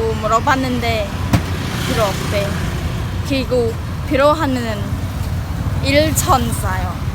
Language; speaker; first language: Korean; non-native, learner; Khmer